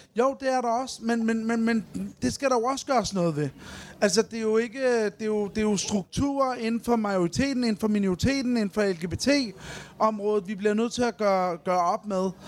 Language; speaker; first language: Danish; early bilingual, other home language; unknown